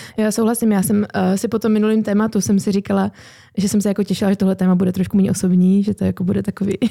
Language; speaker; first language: Czech; native; Czech